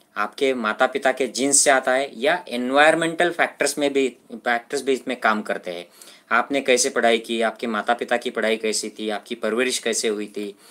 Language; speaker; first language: Hindi; non-native, local second language; Marathi